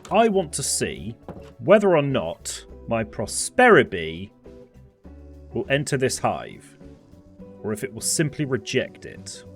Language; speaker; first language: English; native; English